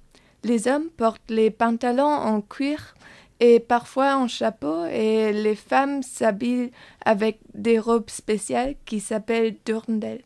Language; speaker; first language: French; non-native, fluent; German